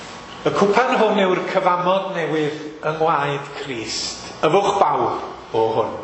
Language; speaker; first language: Welsh; native; Welsh